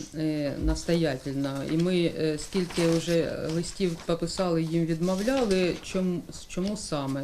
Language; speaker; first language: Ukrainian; non-native, local second language; Russian